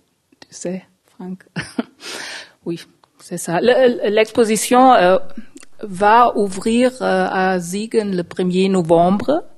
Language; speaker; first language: French; non-native, fluent; German